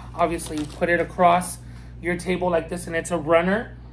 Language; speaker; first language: English; native; English